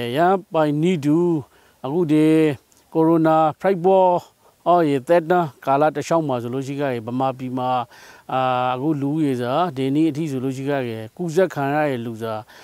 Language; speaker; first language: Burmese; native; Burmese